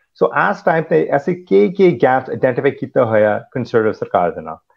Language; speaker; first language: English; early bilingual, other home language; Punjabi